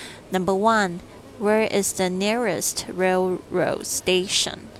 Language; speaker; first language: English; non-native, fluent; Chinese